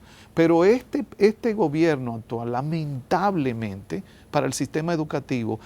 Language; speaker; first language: Spanish; native; Spanish